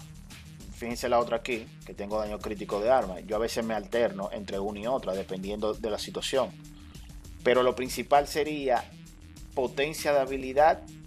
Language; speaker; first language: Spanish; native; Spanish